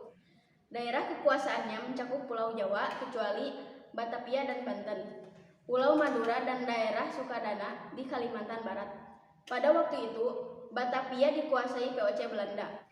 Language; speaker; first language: Indonesian; native; Indonesian